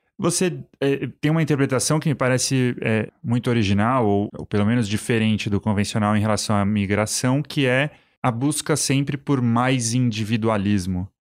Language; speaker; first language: Portuguese; native; Portuguese